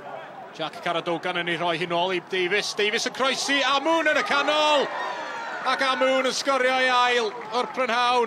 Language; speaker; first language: Welsh; native; Welsh